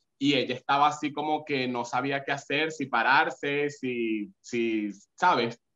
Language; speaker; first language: Spanish; native; Spanish